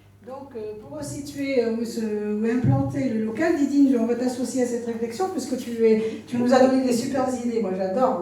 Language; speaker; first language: French; native; French